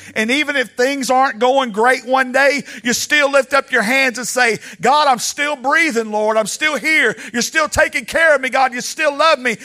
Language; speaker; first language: English; native; English